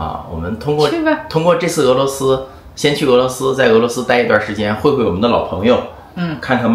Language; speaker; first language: Chinese; native; Chinese